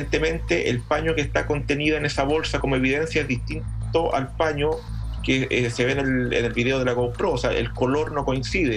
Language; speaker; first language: Spanish; native; Spanish